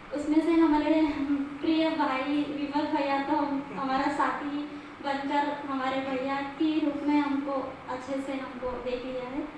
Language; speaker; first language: Hindi; non-native, local second language; Kannada